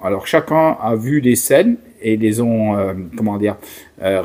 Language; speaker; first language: French; native; French